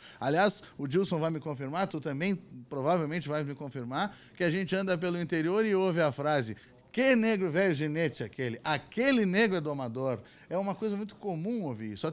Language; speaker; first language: Portuguese; native; Portuguese